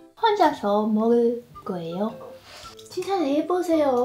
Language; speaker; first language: Korean; non-native, learner; German